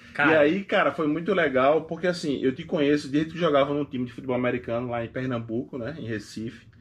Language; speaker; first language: Portuguese; native; Portuguese